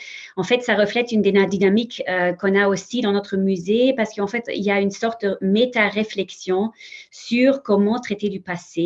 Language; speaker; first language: French; non-native, fluent; German